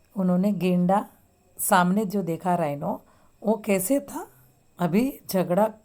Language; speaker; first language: Hindi; non-native, local second language; Marathi